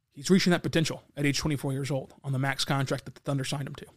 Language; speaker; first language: English; native; English